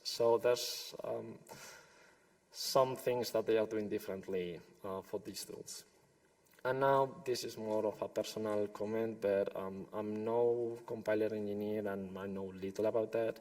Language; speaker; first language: English; non-native, fluent; Spanish